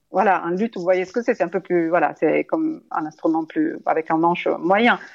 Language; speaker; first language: French; non-native, fluent; Italian